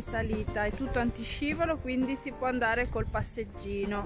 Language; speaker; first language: Italian; native; Italian